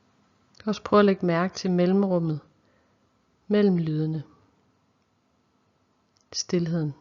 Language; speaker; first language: Danish; native; Danish